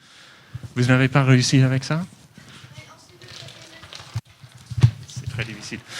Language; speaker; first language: French; non-native, fluent; English